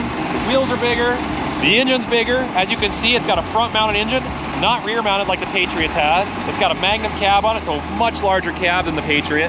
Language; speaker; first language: English; native; English